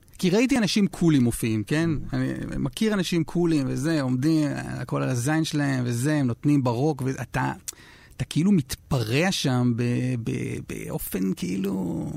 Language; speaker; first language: Hebrew; native; Hebrew